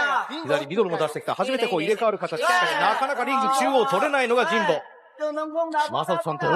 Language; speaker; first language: Japanese; native; Japanese